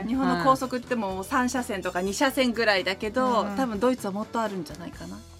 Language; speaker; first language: Japanese; native; Japanese